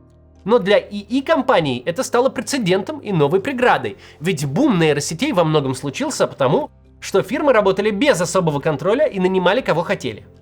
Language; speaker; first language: Russian; native; Russian